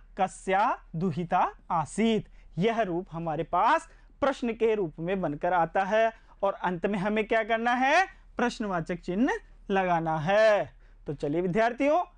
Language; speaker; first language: Hindi; native; Hindi